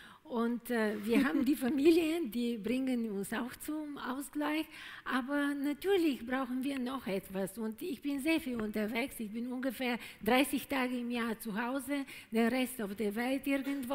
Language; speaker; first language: German; non-native, fluent; Bulgarian